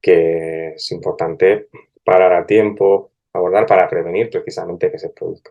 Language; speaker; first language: Spanish; native; Spanish